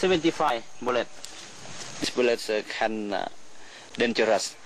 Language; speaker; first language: English; non-native, learner; Lao